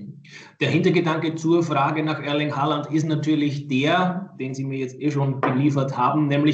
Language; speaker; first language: German; native; German